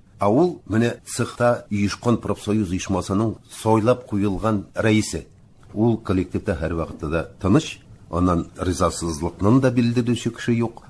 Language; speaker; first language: Tatar; native; Tatar